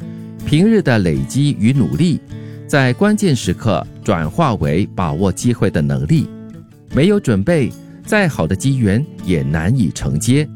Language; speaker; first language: Chinese; native; Chinese